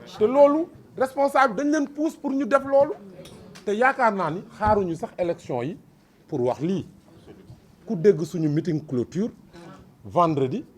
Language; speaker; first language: Wolof; native; Wolof